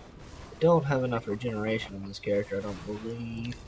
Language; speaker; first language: English; native; English